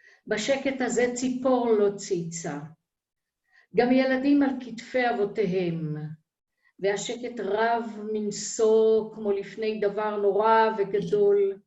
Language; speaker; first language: Hebrew; native; Hebrew